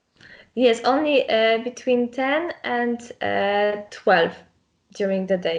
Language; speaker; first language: English; non-native, learner; Polish